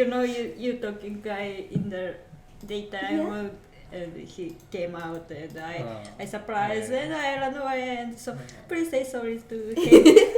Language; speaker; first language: English; non-native, learner; Japanese